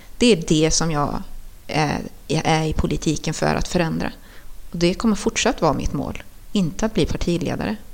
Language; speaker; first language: Swedish; early bilingual, other home language; Spanish